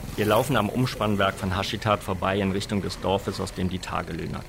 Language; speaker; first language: German; native; German